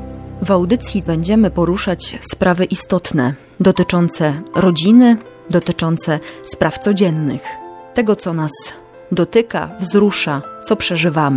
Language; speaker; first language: Polish; native; Polish